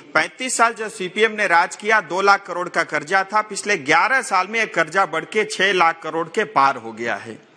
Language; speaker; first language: Hindi; non-native, local second language; Nepali